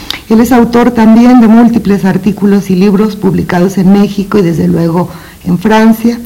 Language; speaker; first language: Spanish; native; Spanish